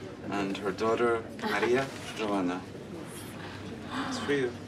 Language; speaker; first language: English; native; English